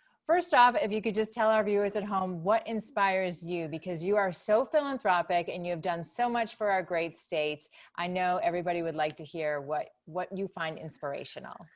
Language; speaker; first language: English; native; English